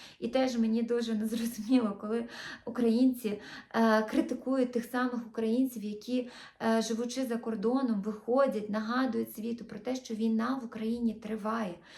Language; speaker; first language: Ukrainian; non-native, local second language; Russian